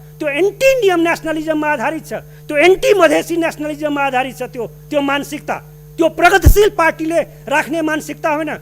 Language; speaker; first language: Nepali; non-native, local second language; Maithili